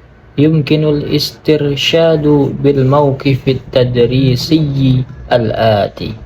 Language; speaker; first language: Arabic; non-native, learner; Indonesian